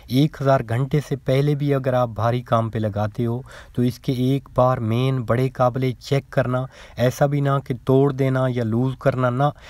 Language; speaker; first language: Urdu; non-native, local second language; Punjabi